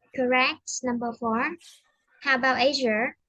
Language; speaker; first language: English; non-native, fluent; Vietnamese